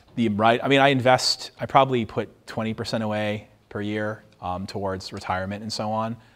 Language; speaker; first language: English; native; English